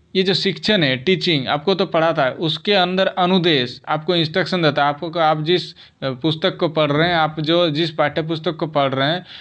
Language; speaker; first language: Hindi; native; Hindi